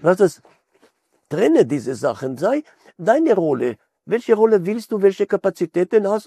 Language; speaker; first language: German; non-native, fluent; Hebrew